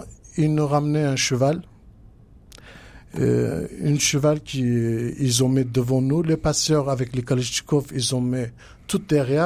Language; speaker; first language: French; non-native, learner; Kurdish